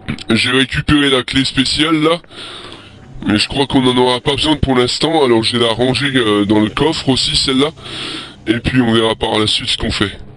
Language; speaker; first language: French; native; French